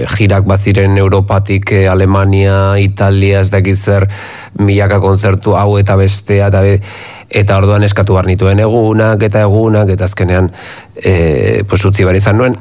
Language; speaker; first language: Basque; non-native, local second language; Spanish